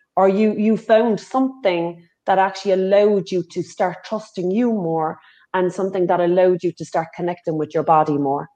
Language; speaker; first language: English; native; English